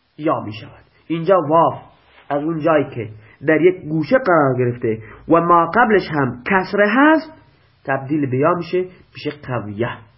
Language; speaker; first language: Persian; non-native, local second language; Baluchi